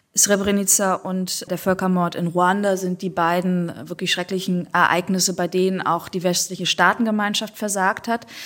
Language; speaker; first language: German; native; German